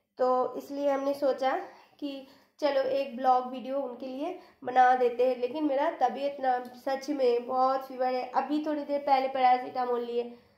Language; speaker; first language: Hindi; non-native, local second language; Bangla